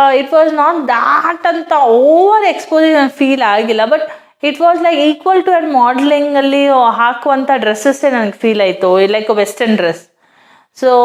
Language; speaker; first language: Kannada; non-native, fluent; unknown